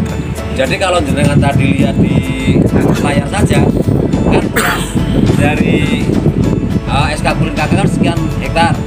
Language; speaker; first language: Indonesian; native; Indonesian